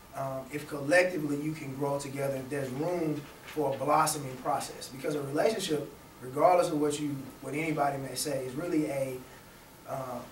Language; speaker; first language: English; native; English